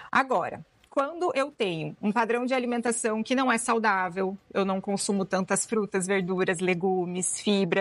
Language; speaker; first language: Portuguese; native; Portuguese